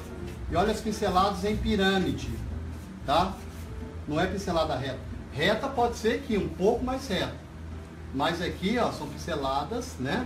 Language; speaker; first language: Portuguese; native; Portuguese